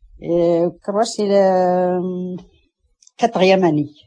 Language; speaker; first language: French; non-native, learner; Kabyle